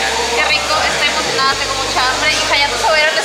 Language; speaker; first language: Spanish; native; Spanish